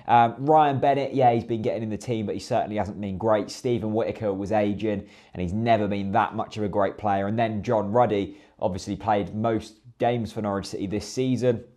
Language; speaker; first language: English; native; English